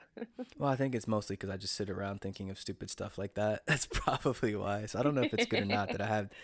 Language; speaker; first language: English; native; English